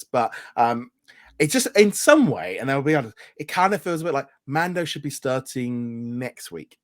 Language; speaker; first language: English; native; English